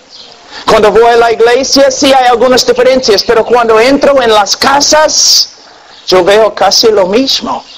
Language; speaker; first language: Spanish; non-native, fluent; English